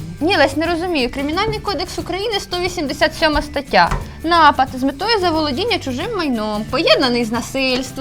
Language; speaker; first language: Ukrainian; native; Ukrainian